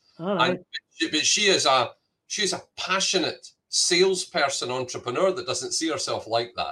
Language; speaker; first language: English; native; English